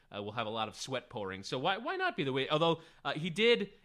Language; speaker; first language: English; early bilingual, other home language; Spanish